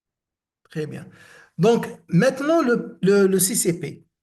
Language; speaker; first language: French; non-native, local second language; Arabic